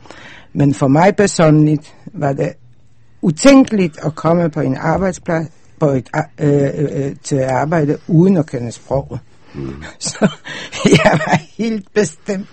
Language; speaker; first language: Danish; non-native, fluent; Polish